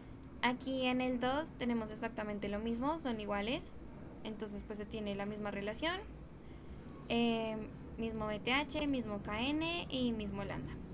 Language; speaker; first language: Spanish; native; Spanish